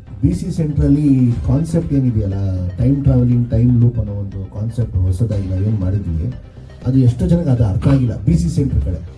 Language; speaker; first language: Kannada; non-native, local second language; Urdu